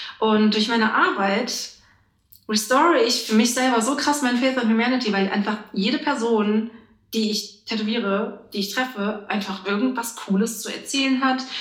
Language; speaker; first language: German; native; German